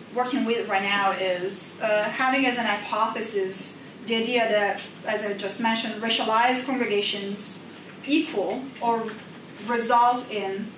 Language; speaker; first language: English; non-native, fluent; Indonesian